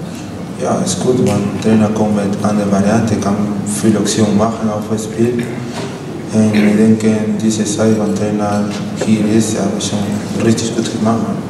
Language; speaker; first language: German; non-native, learner; Spanish